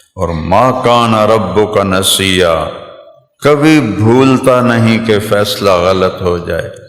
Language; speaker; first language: Urdu; non-native, local second language; Punjabi